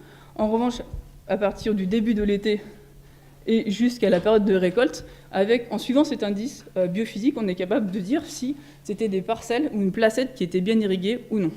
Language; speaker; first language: French; native; French